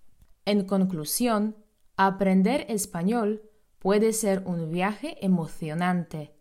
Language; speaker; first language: Spanish; non-native, fluent; Polish